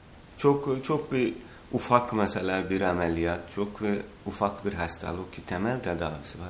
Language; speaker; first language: Turkish; non-native, learner; Azerbaijani